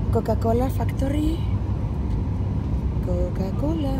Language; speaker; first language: English; non-native, learner; Russian